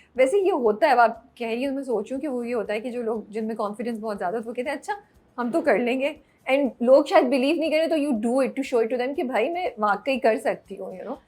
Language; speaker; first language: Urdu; native; Urdu